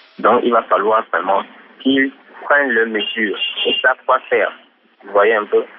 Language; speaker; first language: French; non-native, local second language; Ewe